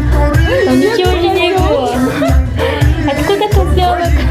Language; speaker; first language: Russian; non-native, learner; Japanese